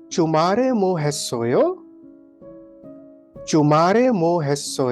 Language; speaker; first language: Korean; non-native, fluent; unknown